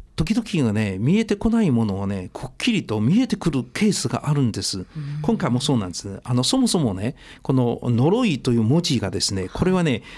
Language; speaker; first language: Japanese; non-native, fluent; Chinese